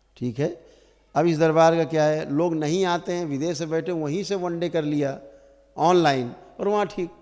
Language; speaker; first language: Hindi; native; Hindi